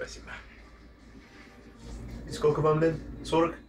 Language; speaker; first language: Russian; non-native, learner; English